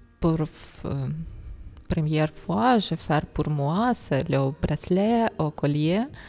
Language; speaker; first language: French; non-native, learner; Ukrainian